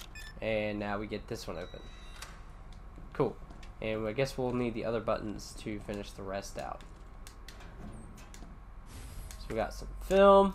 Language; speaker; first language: English; native; English